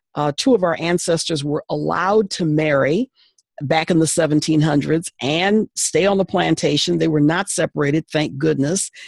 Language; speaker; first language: English; native; English